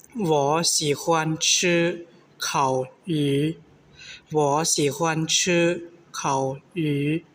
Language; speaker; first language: Chinese; non-native, learner; Hmong